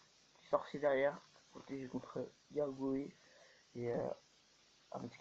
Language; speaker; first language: French; native; French